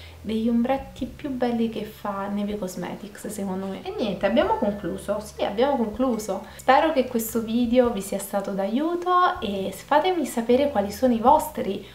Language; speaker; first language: Italian; native; Italian